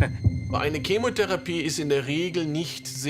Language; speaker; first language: German; native; German